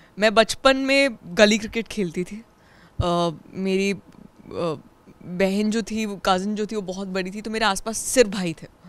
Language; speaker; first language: Hindi; native; Hindi